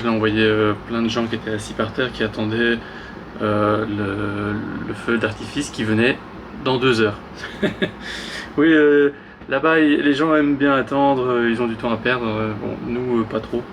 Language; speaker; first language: French; native; French